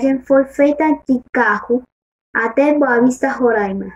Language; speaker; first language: Portuguese; early bilingual, other home language; Spanish